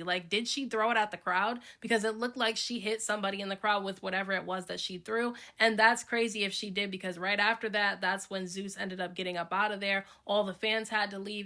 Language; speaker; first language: English; native; English